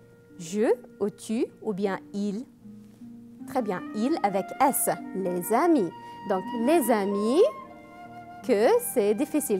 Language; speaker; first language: French; non-native, fluent; Arabic